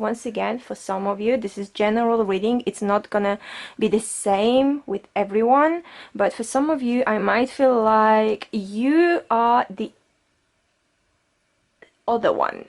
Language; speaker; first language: English; non-native, fluent; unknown